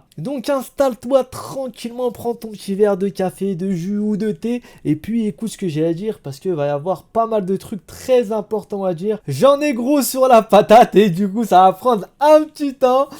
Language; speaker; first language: French; native; French